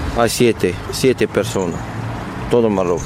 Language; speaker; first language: Spanish; non-native, learner; Arabic